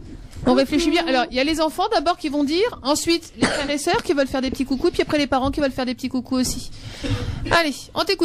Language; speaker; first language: French; native; French